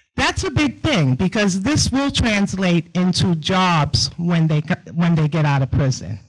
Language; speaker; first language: English; native; English